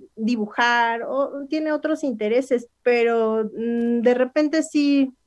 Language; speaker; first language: Spanish; native; Spanish